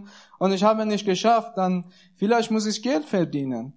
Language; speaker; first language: German; non-native, learner; Persian